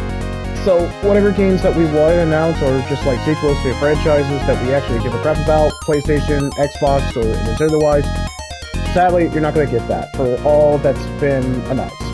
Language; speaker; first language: English; native; English